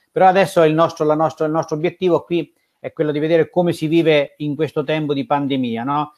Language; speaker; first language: Italian; native; Italian